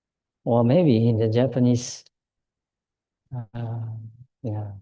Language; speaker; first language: English; non-native, learner; Japanese